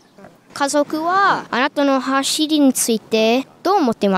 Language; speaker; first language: Japanese; non-native, learner; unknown